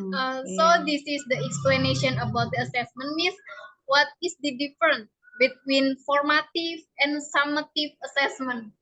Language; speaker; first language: English; non-native, learner; Indonesian